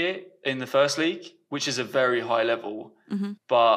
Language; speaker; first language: English; native; English